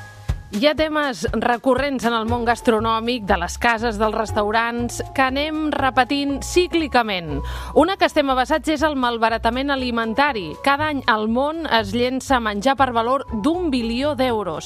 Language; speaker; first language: Catalan; native; Catalan